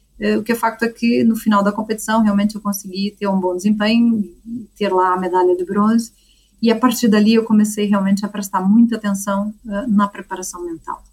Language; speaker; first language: Portuguese; native; Portuguese